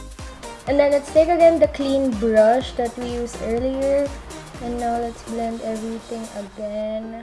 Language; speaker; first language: English; non-native, local second language; Filipino